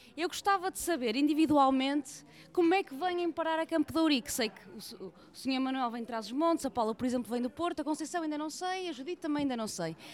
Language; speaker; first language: Portuguese; native; Portuguese